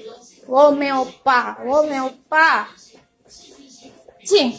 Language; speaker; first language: Chinese; non-native, learner; Indonesian